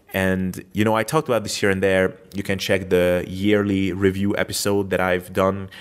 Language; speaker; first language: English; non-native, fluent; Hungarian